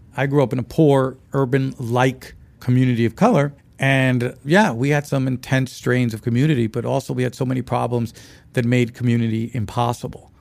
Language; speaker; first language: English; early bilingual, other home language; Spanish